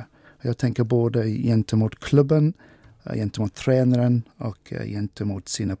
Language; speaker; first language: Swedish; non-native, fluent; English